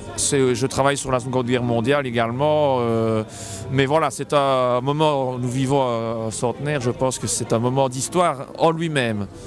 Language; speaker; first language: French; native; French